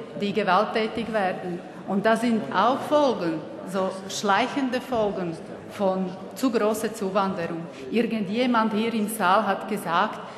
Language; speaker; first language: German; non-native, fluent; Slovak